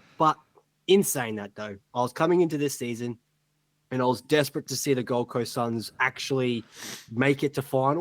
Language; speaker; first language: English; native; English